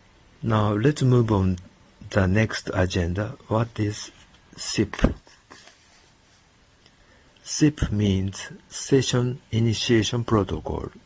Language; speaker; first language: English; non-native, learner; Japanese